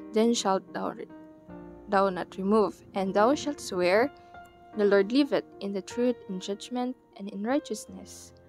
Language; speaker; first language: English; non-native, local second language; Iloko